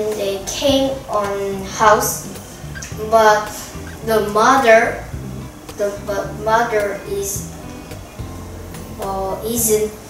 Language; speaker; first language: English; non-native, learner; Korean